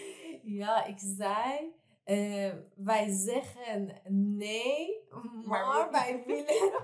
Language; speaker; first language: Dutch; non-native, learner; Persian